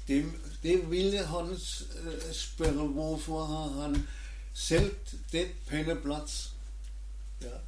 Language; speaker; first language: Danish; non-native, learner; German